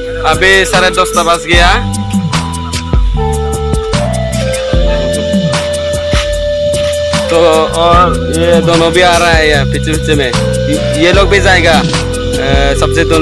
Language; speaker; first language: Hindi; non-native, local second language; Chakma